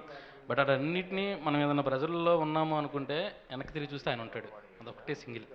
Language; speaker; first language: Telugu; native; Telugu